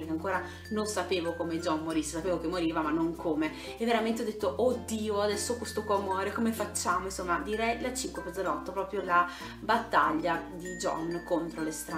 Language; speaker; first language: Italian; native; Italian